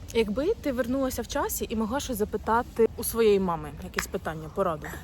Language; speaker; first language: Ukrainian; native; Ukrainian